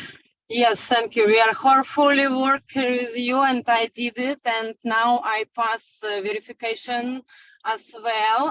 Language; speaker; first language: English; non-native, learner; Russian